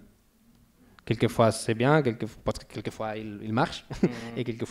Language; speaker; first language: French; non-native, learner; Spanish